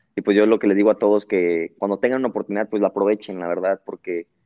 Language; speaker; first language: Spanish; native; Spanish